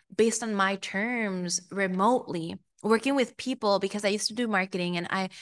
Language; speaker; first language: English; early bilingual, other home language; Spanish